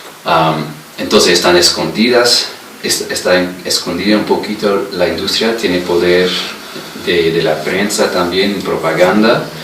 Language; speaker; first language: Spanish; non-native, fluent; English